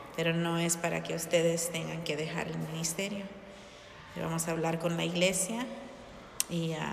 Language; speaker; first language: Spanish; early bilingual, heritage; Spanish